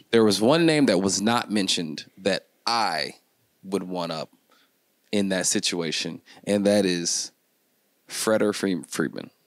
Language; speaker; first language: English; native; English